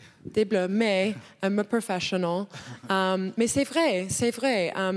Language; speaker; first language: French; non-native, learner; English